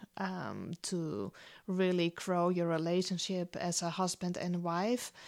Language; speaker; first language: English; non-native, fluent; Dutch